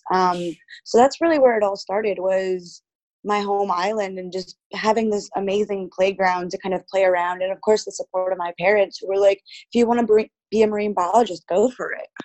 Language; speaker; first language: English; early bilingual, other home language; Spanish